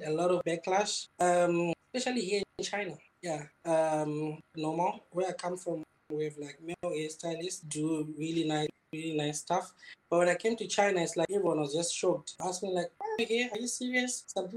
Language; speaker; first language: English; non-native, local second language; Shona